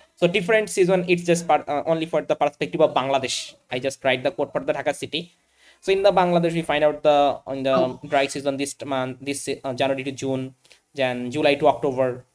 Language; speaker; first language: English; non-native, local second language; Bangla